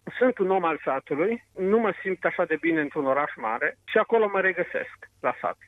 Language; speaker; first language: Romanian; non-native, local second language; Serbian